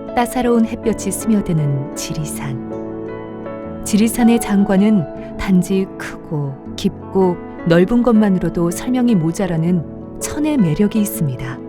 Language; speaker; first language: Korean; native; Korean